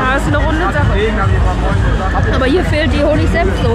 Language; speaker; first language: German; native; German